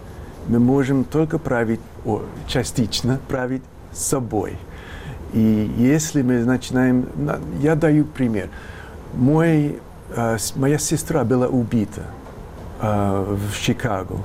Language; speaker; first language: Russian; non-native, fluent; English